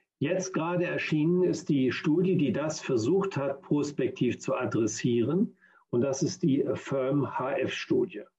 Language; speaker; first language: German; native; German